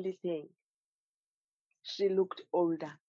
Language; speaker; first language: English; non-native, local second language; Xhosa